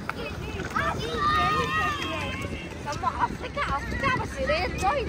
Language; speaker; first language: German; non-native, learner; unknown